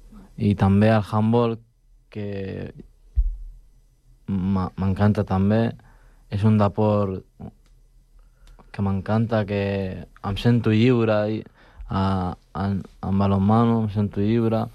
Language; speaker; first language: Catalan; non-native, local second language; Spanish